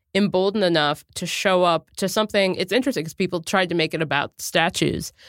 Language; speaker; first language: English; native; English